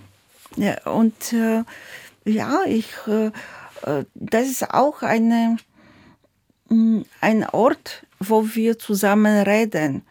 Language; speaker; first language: German; non-native, fluent; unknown